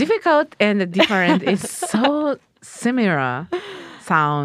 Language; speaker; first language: English; non-native, learner; Japanese